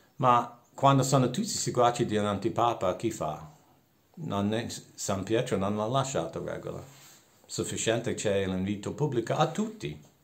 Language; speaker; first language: Italian; non-native, fluent; English